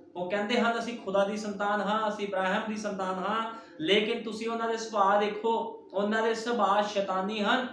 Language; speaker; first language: Hindi; non-native, local second language; Punjabi